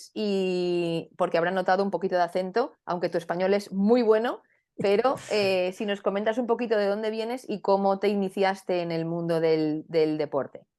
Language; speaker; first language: Spanish; native; Spanish